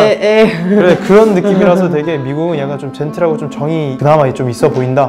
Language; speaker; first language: Korean; native; Korean